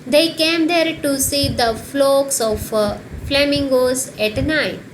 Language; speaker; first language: English; non-native, local second language; Gujarati